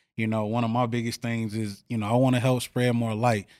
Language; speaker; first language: English; native; English